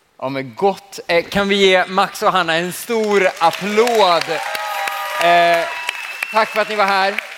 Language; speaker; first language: Swedish; early bilingual, other home language; Finnish